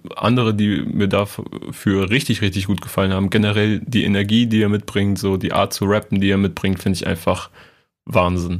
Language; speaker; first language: German; native; German